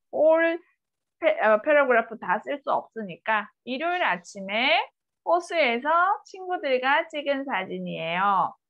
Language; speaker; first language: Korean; native; Korean